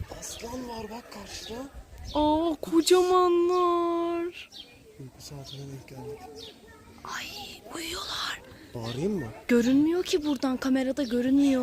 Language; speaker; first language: Turkish; native; Turkish